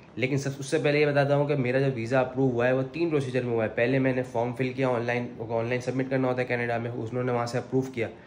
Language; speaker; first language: Urdu; native; Urdu